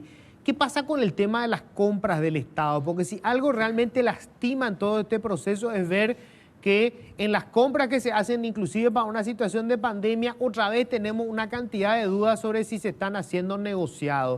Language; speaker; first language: Spanish; native; Spanish